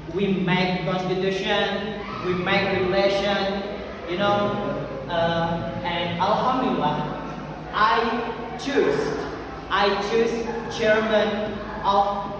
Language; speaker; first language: English; non-native, learner; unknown